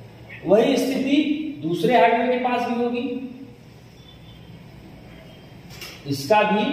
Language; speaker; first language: Hindi; native; Hindi